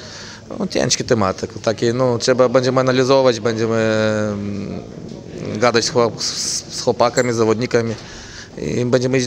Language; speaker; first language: Polish; non-native, fluent; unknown